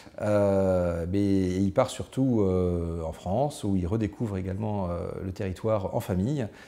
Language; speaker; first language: French; native; French